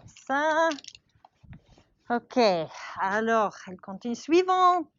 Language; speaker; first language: French; non-native, learner; English